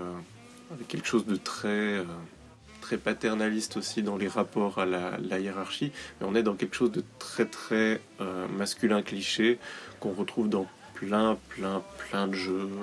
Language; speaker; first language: French; native; French